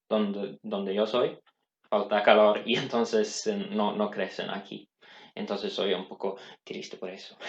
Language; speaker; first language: Spanish; non-native, learner; Swedish